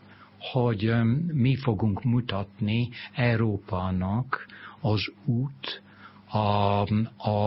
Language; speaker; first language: Hungarian; non-native, fluent; English